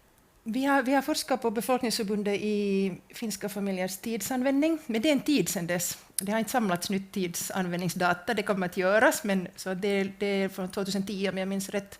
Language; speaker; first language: Swedish; native; Swedish